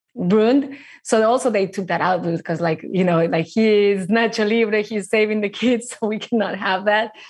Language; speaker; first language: English; non-native, fluent; Spanish